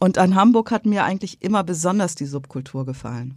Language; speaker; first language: German; native; German